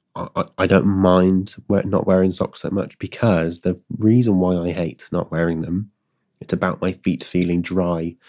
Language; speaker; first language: English; native; English